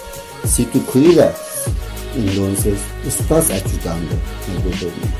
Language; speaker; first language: Spanish; non-native, learner; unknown